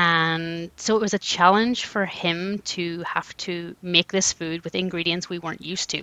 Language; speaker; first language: English; native; English